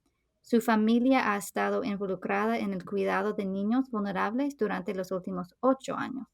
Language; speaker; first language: Spanish; non-native, fluent; English